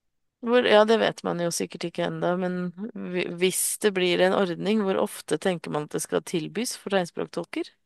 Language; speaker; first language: Norwegian; native; Norwegian